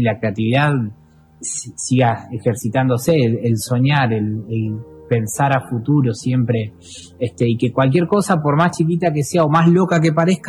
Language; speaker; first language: Spanish; native; Spanish